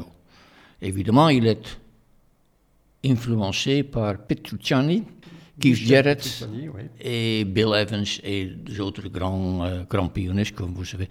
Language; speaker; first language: French; non-native, fluent; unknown